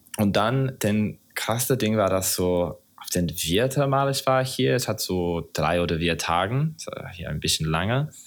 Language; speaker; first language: German; non-native, learner; English